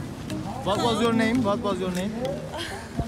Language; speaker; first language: English; non-native, learner; Turkish